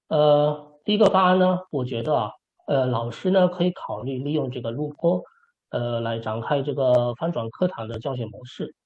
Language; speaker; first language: Chinese; native; Chinese